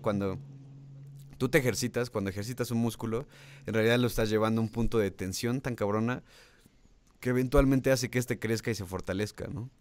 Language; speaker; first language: Spanish; native; Spanish